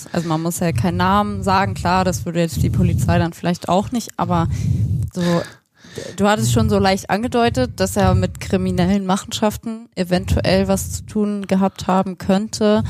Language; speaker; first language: German; native; German